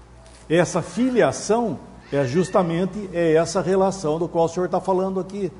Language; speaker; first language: Portuguese; native; Portuguese